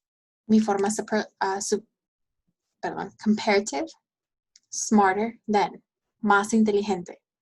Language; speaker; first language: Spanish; early bilingual, heritage; Spanish